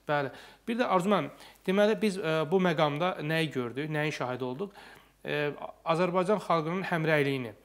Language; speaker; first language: Azerbaijani; native; Azerbaijani